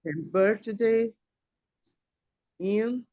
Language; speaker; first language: English; non-native, learner; Portuguese